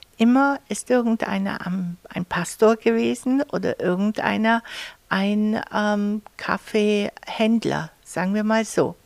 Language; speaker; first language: German; native; German